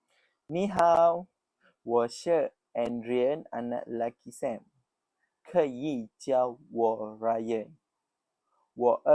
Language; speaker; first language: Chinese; non-native, learner; Malay